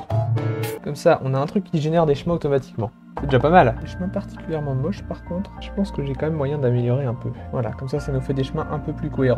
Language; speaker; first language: French; native; French